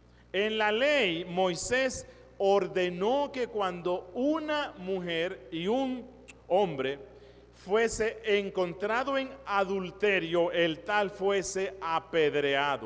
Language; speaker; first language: Spanish; native; Spanish